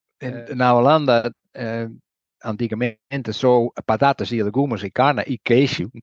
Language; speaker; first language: Portuguese; non-native, learner; Dutch